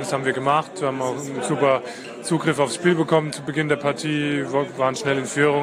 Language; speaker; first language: German; native; German